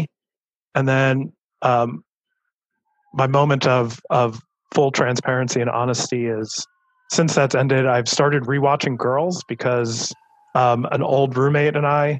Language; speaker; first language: English; native; English